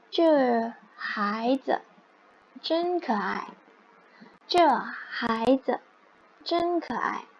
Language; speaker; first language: Chinese; non-native, fluent; Indonesian